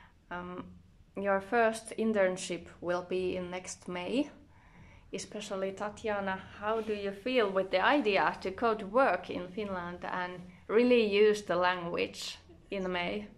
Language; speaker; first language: English; non-native, fluent; Finnish